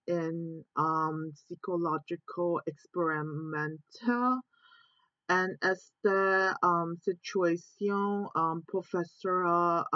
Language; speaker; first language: Spanish; non-native, learner; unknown